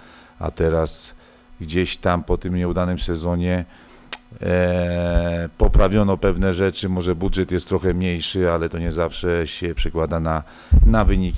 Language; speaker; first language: Polish; native; Polish